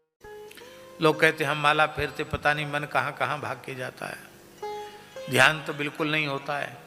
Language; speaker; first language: Hindi; native; Hindi